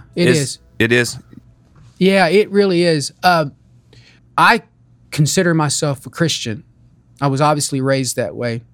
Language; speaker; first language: English; early bilingual, other home language; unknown